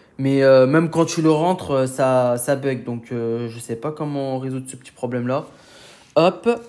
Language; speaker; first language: French; native; French